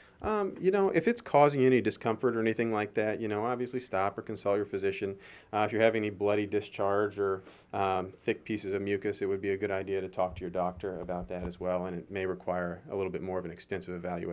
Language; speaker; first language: English; native; English